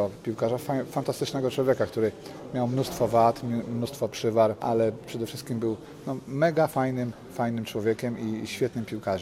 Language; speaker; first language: Polish; native; Polish